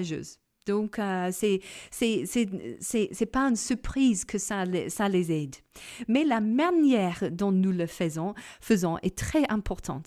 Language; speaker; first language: French; non-native, fluent; English